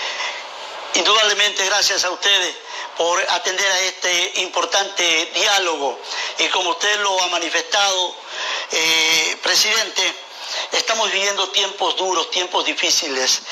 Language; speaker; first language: Spanish; native; Spanish